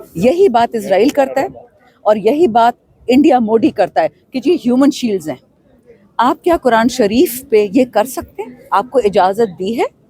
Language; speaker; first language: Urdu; non-native, local second language; Pashto